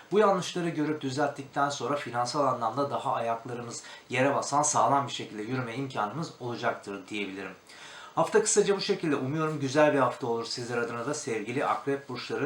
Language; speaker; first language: Turkish; native; Turkish